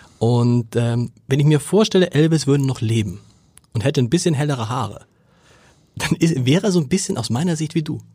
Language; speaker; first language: German; native; German